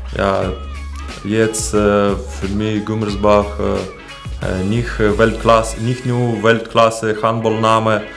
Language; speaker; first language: German; non-native, learner; Russian